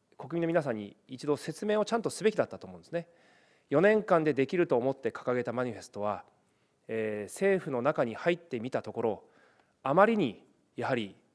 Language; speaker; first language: Japanese; native; Japanese